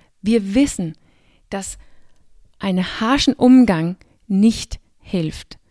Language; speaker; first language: German; non-native, fluent; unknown